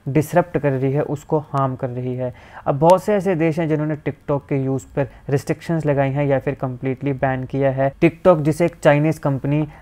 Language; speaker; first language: Hindi; native; Hindi